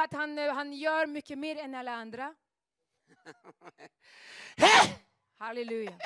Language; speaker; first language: Swedish; non-native, fluent; Rundi